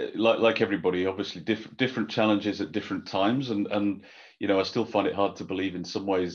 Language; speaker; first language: English; native; English